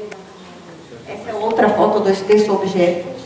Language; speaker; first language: Italian; non-native, learner; Portuguese